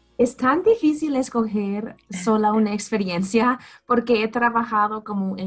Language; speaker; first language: Spanish; non-native, fluent; English